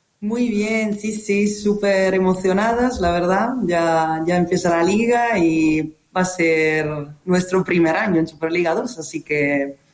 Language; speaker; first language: Spanish; non-native, fluent; Italian